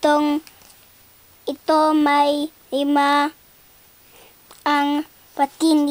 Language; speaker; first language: Filipino; early bilingual, heritage; Filipino